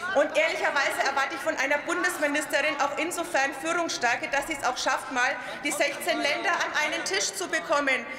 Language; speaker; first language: German; native; German